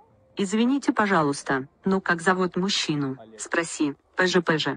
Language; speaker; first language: Russian; native; Russian